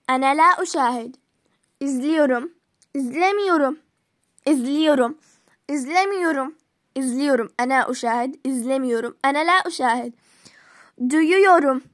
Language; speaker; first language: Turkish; non-native, fluent; Arabic